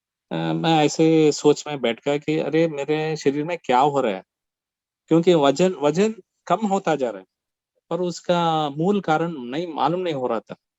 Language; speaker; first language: Hindi; non-native, local second language; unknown